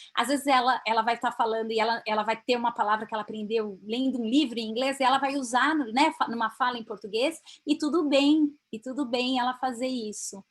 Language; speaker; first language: Portuguese; native; Portuguese